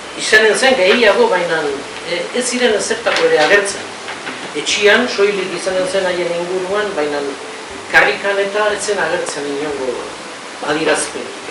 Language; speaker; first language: Basque; non-native, local second language; Spanish